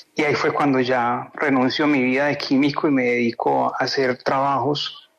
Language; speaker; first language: Spanish; native; Spanish